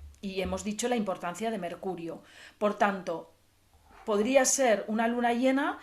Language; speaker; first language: Spanish; native; Spanish